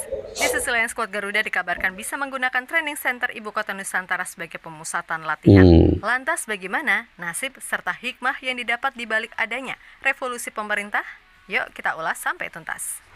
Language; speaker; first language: Indonesian; native; Indonesian